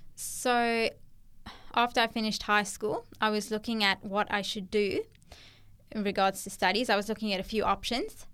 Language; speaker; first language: English; native; English